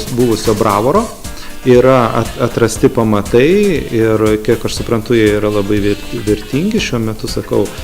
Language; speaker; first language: Lithuanian; native; Lithuanian